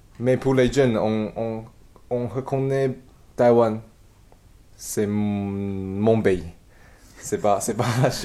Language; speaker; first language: French; non-native, learner; Chinese